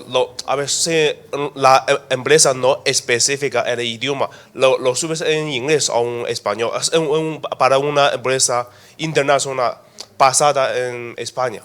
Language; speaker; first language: Spanish; non-native, learner; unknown